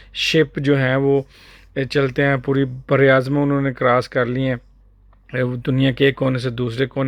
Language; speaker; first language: Urdu; native; Urdu